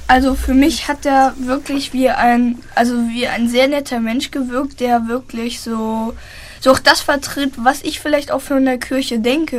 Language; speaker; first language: German; native; German